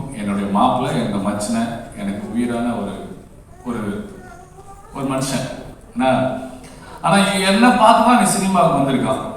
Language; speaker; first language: Tamil; native; Tamil